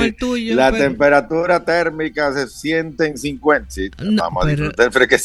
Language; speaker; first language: Spanish; native; Spanish